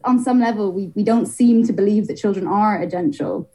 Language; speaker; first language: English; native; English